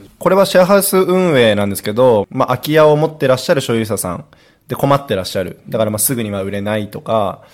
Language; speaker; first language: Japanese; native; Japanese